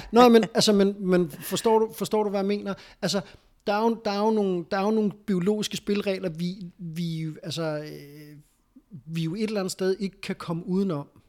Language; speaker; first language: Danish; early bilingual, other home language; Spanish